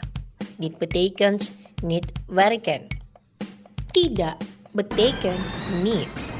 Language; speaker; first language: Dutch; non-native, learner; Indonesian